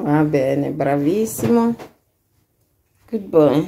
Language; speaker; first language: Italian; non-native, learner; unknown